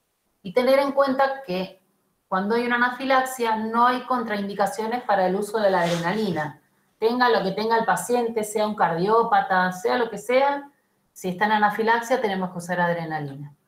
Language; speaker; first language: Spanish; native; Spanish